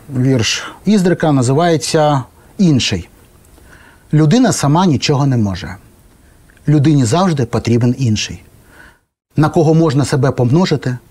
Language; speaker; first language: Ukrainian; native; Ukrainian